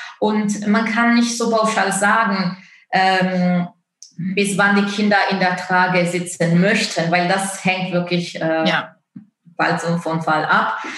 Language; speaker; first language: German; non-native, fluent; Italian